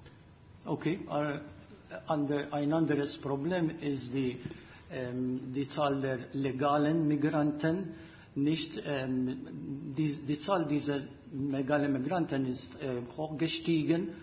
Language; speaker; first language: German; non-native, fluent; Maltese